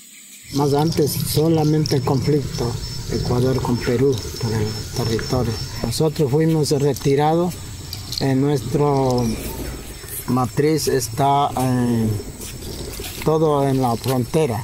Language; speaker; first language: Spanish; non-native, local second language; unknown